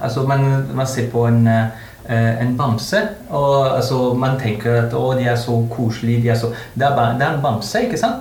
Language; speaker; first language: Norwegian; non-native, fluent; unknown